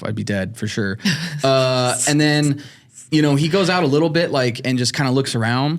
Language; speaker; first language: English; native; English